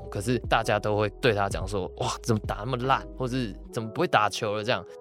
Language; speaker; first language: Chinese; native; Chinese